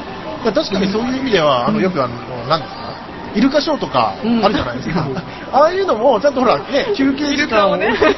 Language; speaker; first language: Japanese; native; Japanese